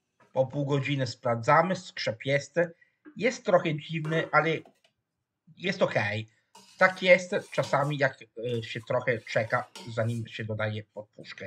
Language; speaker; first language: Polish; non-native, fluent; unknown